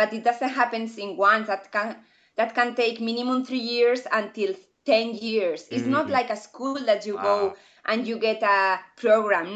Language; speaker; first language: English; non-native, fluent; Spanish